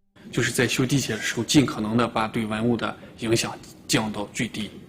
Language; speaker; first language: Chinese; native; Chinese